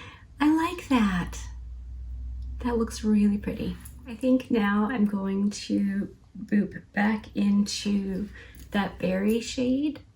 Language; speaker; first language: English; native; English